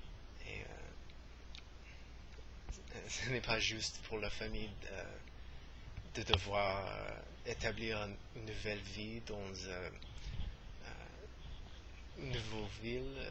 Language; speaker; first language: French; non-native, learner; English